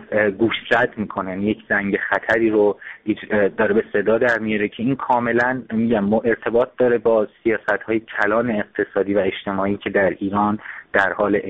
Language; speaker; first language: Persian; native; Persian